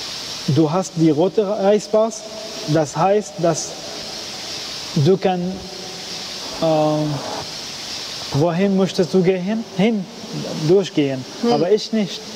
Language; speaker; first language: German; non-native, learner; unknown